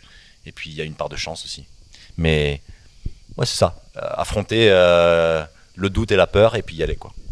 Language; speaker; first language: French; native; French